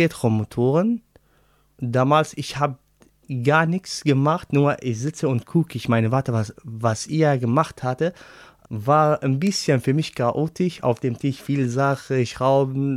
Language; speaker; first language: German; non-native, learner; Arabic